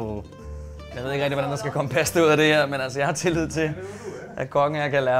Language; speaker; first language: Danish; native; Danish